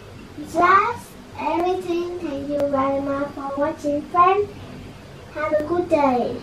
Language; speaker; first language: English; non-native, learner; Vietnamese